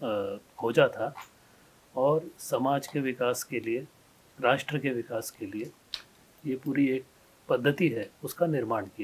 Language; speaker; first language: Hindi; native; Hindi